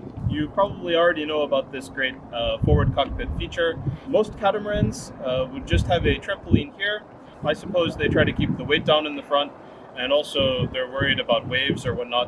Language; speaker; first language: English; native; English